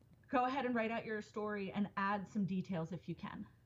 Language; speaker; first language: English; native; English